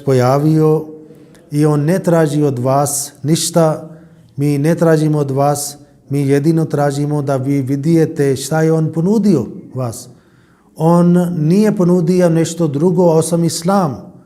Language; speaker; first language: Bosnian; non-native, learner; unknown